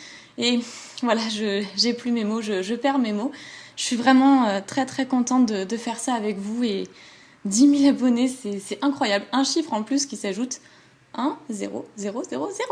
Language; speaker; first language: French; native; French